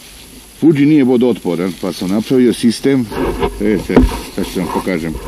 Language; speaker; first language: Serbian; native; Serbian